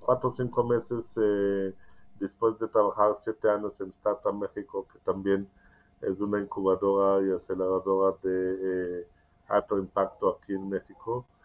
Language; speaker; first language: Spanish; non-native, learner; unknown